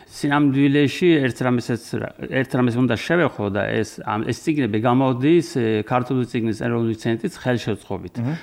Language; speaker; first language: Georgian; early bilingual, heritage; Georgian